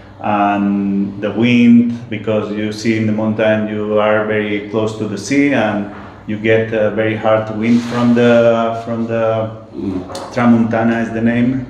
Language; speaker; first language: English; non-native, learner; Spanish